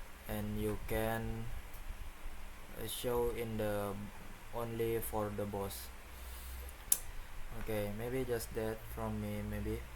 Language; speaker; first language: English; non-native, learner; Indonesian